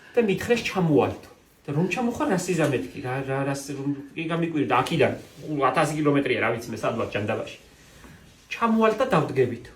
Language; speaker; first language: Georgian; native; Georgian